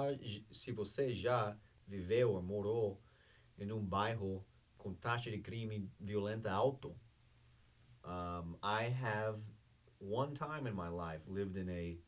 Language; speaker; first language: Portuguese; non-native, fluent; English